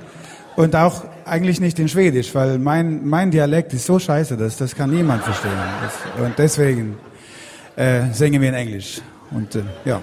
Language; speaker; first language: German; non-native, fluent; Swedish